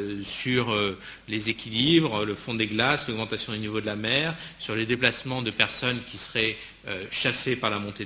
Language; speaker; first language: French; native; French